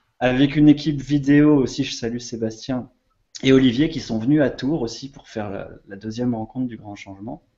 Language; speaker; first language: French; native; French